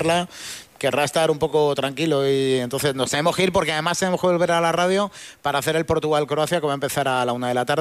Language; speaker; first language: Spanish; native; Spanish